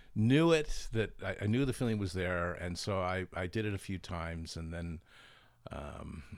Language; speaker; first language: English; native; English